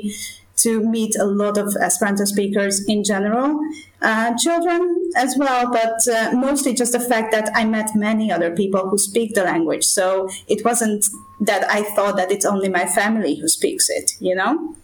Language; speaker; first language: English; non-native, fluent; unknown